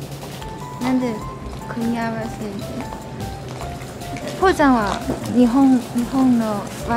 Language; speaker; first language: Japanese; non-native, learner; Chinese